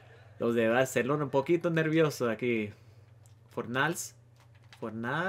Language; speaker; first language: Spanish; early bilingual, heritage; Spanish